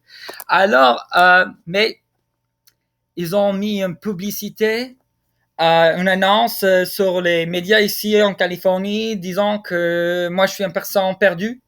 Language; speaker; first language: French; non-native, fluent; English